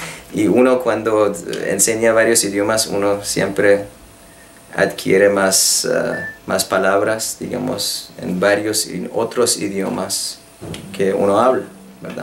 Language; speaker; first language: Spanish; non-native, fluent; Persian